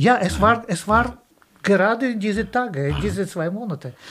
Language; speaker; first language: German; non-native, fluent; Russian